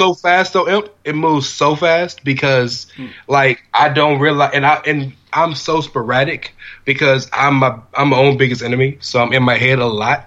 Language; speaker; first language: English; native; English